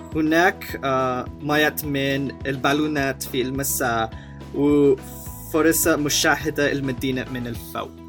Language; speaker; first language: Arabic; non-native, learner; English